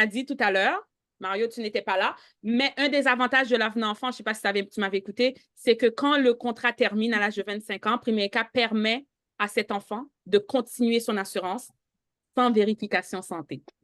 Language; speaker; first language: French; native; French